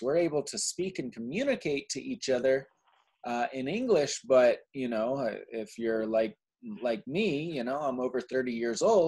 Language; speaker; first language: English; native; English